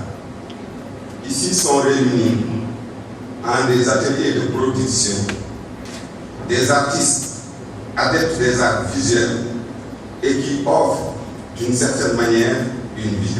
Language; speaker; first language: French; non-native, local second language; Wolof